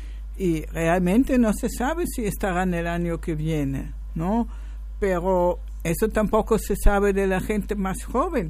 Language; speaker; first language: Spanish; non-native, fluent; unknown